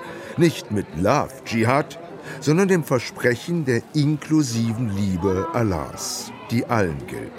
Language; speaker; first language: German; native; German